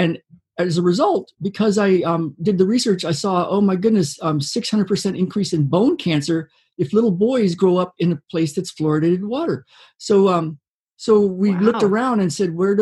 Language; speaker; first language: English; native; English